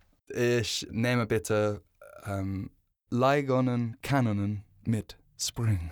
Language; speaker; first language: German; non-native, learner; English